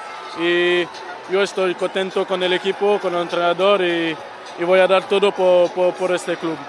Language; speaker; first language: Spanish; non-native, fluent; French